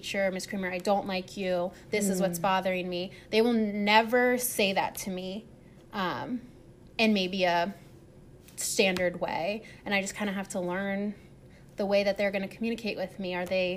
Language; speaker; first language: English; native; English